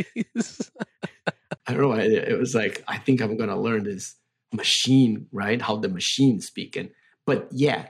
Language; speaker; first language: English; non-native, fluent; Portuguese